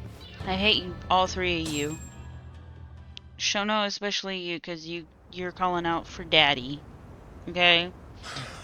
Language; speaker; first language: English; native; English